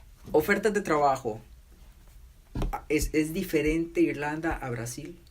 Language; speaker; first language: Portuguese; non-native, learner; Spanish